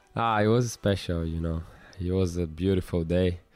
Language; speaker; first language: English; non-native, fluent; Portuguese